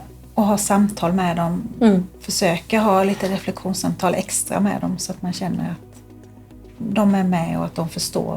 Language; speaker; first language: Swedish; native; Swedish